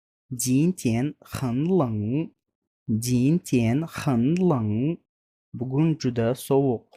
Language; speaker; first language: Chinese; non-native, fluent; Uzbek